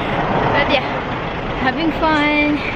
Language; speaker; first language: English; non-native, local second language; Filipino